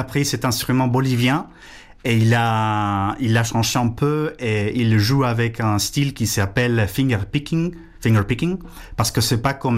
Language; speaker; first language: French; non-native, fluent; Spanish